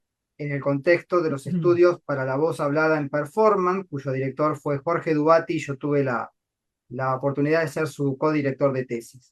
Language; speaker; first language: Spanish; native; Spanish